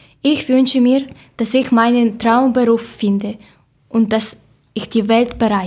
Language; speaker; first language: German; non-native, learner; Ukrainian